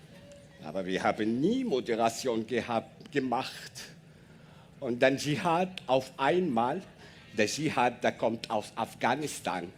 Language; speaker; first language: German; non-native, learner; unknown